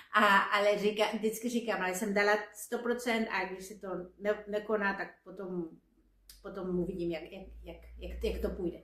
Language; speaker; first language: Czech; non-native, fluent; Spanish